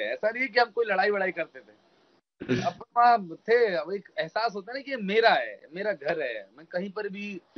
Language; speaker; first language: Hindi; native; Hindi